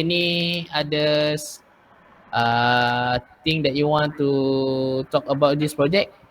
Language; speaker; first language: English; non-native, learner; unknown